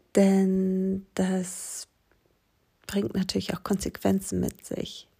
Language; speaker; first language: German; non-native, fluent; Greek